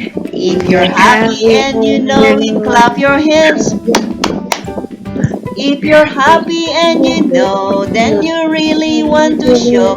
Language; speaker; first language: English; non-native, learner; Thai